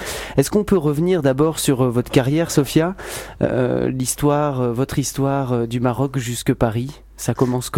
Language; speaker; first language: French; native; French